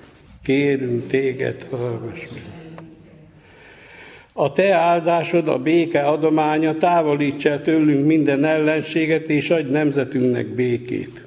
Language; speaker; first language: Hungarian; native; Hungarian